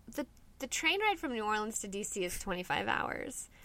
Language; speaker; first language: English; native; English